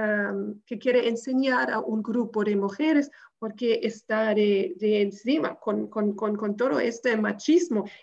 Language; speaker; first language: Spanish; non-native, fluent; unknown